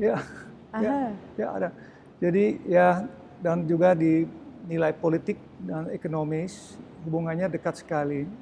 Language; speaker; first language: Indonesian; early bilingual, heritage; Dutch